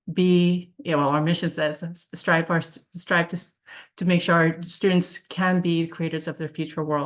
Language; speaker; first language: English; early bilingual, other home language; Korean